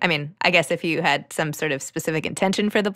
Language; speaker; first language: English; native; English